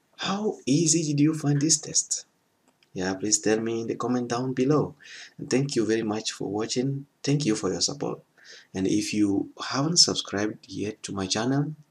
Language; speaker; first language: English; non-native, fluent; French